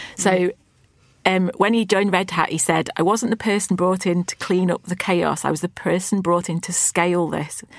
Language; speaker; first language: English; native; English